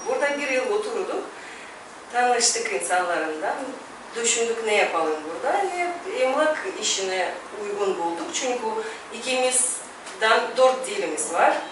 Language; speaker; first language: Turkish; non-native, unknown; Russian